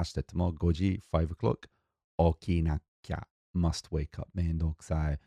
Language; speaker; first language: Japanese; non-native, fluent; English